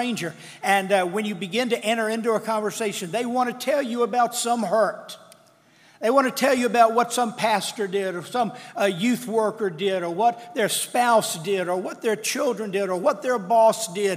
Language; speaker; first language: English; native; English